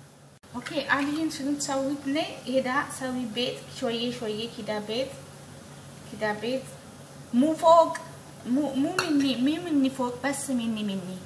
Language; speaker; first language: Arabic; non-native, learner; Amharic